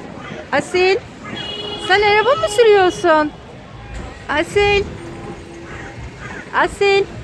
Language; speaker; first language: Turkish; native; Turkish